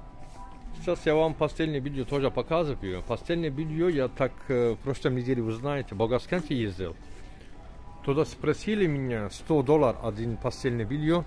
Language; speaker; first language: Russian; non-native, learner; Turkish